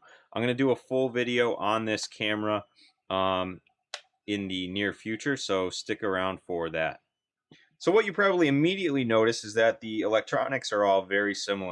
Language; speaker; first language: English; native; English